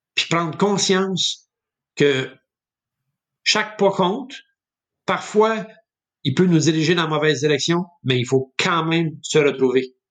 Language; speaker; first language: French; native; French